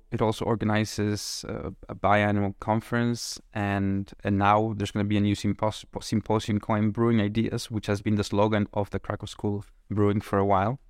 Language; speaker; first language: English; non-native, fluent; Spanish